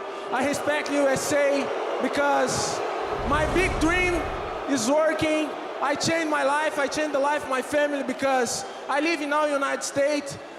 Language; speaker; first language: English; non-native, learner; Portuguese